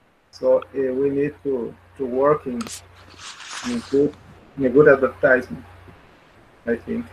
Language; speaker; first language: English; non-native, learner; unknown